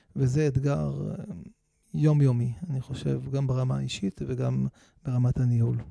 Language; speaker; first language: Hebrew; native; Hebrew